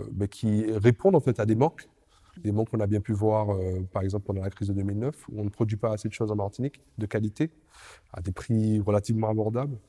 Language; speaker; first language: French; native; French